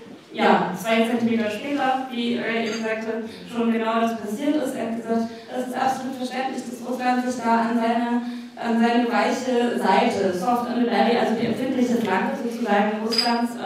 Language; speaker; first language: German; native; German